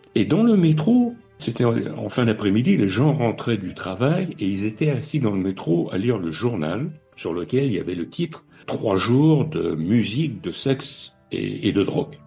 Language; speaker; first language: French; native; French